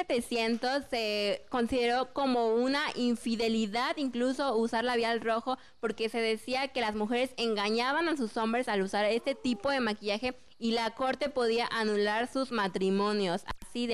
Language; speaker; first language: Spanish; native; Spanish